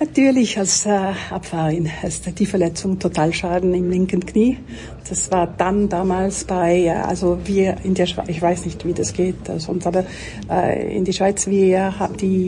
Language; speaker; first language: German; non-native, local second language; French